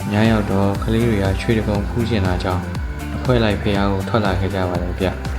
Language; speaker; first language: Burmese; native; Burmese